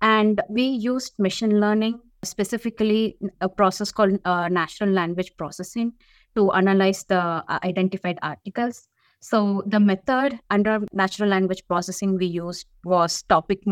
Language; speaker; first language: English; non-native, local second language; Tamil